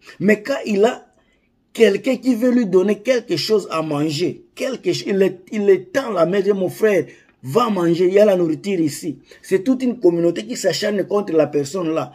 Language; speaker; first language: French; non-native, local second language; Lingala